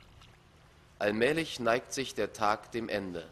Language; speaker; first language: German; native; German